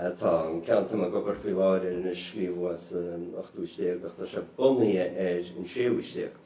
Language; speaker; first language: Irish; native; Irish